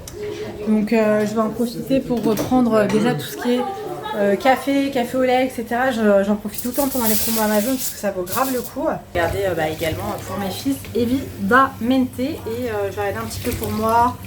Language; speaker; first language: French; native; French